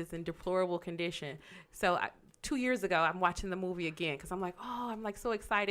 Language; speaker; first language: English; native; English